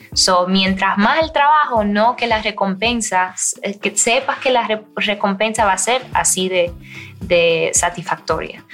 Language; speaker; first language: Spanish; early bilingual, heritage; Spanish